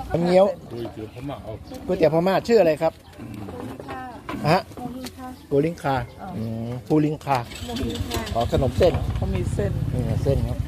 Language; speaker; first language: Thai; native; Thai